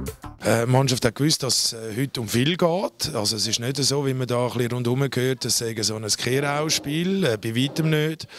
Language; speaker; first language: German; native; German